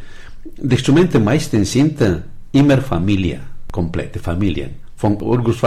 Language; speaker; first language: German; non-native, learner; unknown